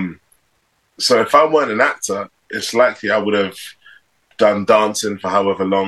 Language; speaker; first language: English; native; English